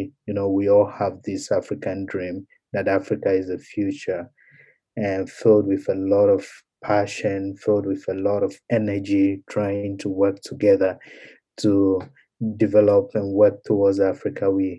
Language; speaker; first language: English; non-native, local second language; Ewe